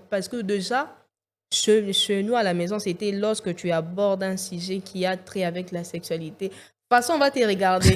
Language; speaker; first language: French; non-native, local second language; Lingala